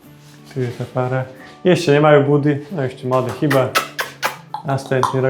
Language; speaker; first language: Polish; non-native, learner; Slovak